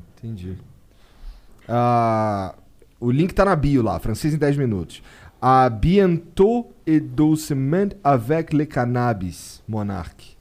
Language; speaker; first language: Portuguese; native; Portuguese